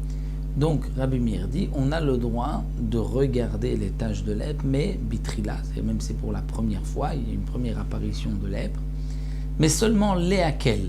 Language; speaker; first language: French; native; French